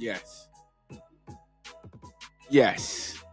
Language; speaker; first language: English; native; English